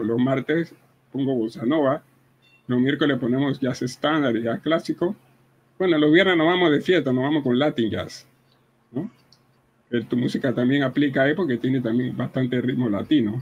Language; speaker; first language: Spanish; native; Spanish